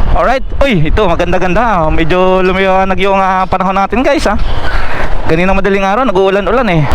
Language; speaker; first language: Filipino; native; Filipino